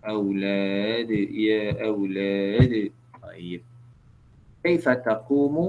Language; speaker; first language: Arabic; non-native, fluent; Malay